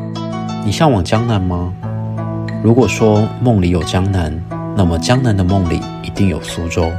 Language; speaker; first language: Chinese; native; Chinese